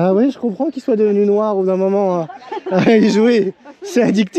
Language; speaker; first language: French; native; French